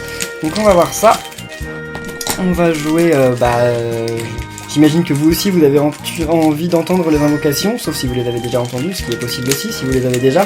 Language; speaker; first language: French; native; French